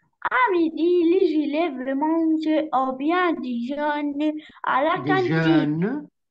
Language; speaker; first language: French; non-native, learner; Arabic